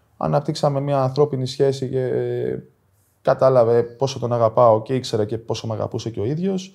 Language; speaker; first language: Greek; native; Greek